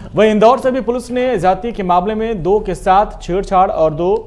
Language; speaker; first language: Hindi; native; Hindi